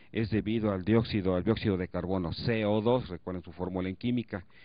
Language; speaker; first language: Spanish; native; Spanish